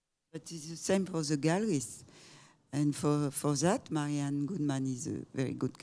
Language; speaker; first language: English; non-native, fluent; French